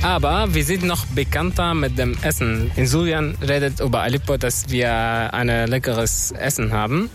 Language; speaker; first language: German; non-native, fluent; Arabic